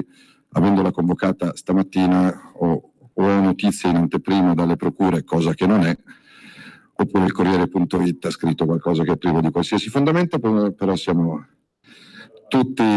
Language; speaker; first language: Italian; native; Italian